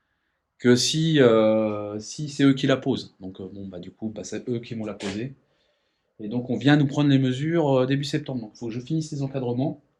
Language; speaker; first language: French; native; French